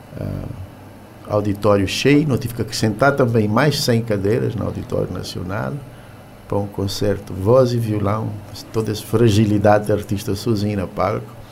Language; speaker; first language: Portuguese; non-native, local second language; Kabuverdianu